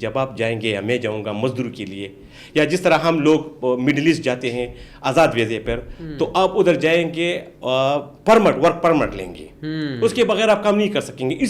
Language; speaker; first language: Urdu; non-native, local second language; Pashto